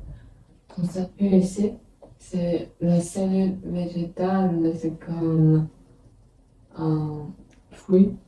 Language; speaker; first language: French; non-native, learner; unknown